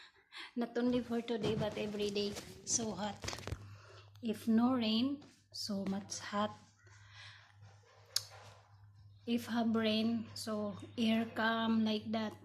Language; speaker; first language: English; non-native, learner; Filipino